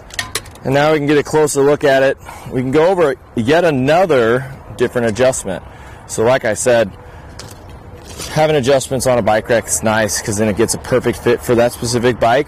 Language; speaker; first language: English; native; English